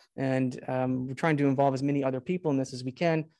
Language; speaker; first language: English; native; English